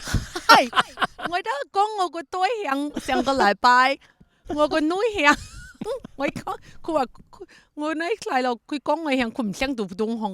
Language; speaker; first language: Cantonese; early bilingual, heritage; Cantonese